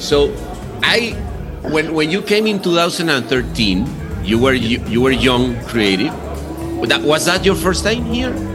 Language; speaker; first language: English; non-native, fluent; Spanish